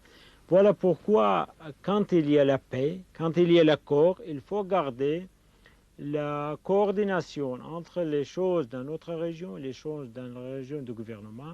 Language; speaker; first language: French; non-native, fluent; Kurdish